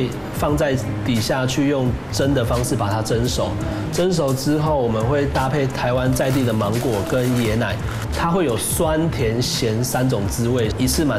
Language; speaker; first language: Chinese; native; Chinese